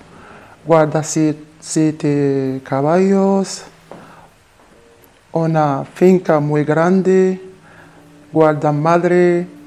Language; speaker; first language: Spanish; non-native, learner; French